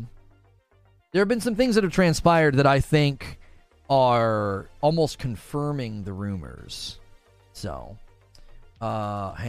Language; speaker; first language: English; native; English